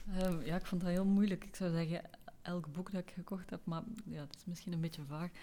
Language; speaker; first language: Dutch; native; Dutch